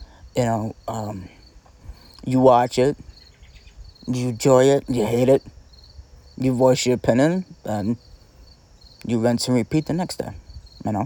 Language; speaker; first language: English; native; English